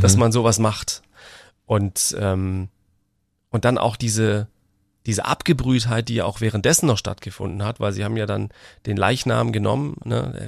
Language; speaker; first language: German; native; German